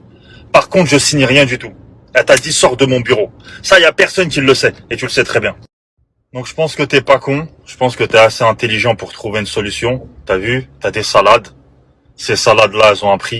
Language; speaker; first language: French; native; French